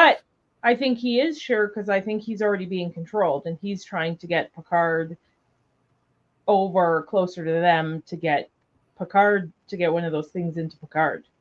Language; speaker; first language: English; native; English